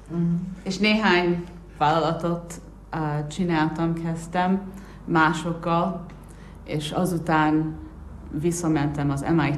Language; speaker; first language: Hungarian; early bilingual, heritage; English